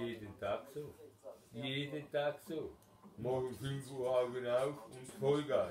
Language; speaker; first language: German; non-native, learner; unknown